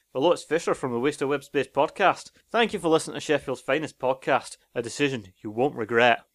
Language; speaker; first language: English; native; English